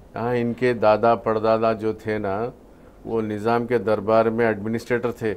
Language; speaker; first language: Urdu; native; Urdu